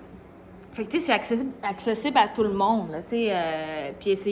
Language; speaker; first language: French; native; French